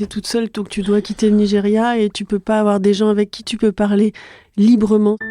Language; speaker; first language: French; native; French